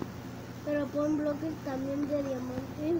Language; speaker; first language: Spanish; native; Spanish